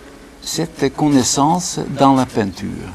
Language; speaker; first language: French; non-native, fluent; Dutch